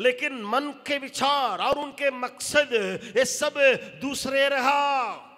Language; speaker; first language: Hindi; non-native, local second language; Tamil